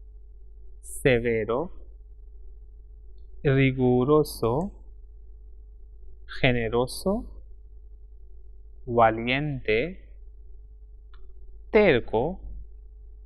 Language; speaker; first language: Spanish; non-native, fluent; Hindi